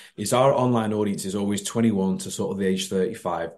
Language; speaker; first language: English; native; English